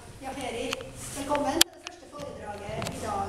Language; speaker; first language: Norwegian; native; Norwegian